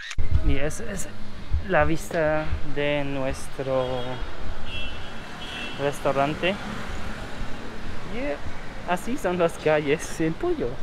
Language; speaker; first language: Spanish; non-native, learner; German